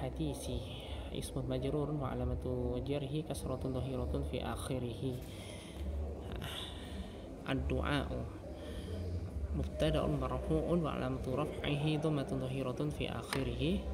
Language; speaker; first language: Arabic; non-native, fluent; Indonesian